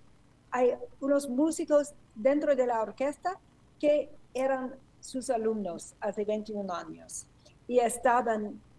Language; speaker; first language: Spanish; non-native, fluent; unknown